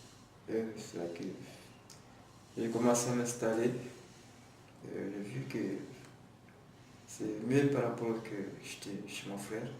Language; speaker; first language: French; non-native, local second language; Comorian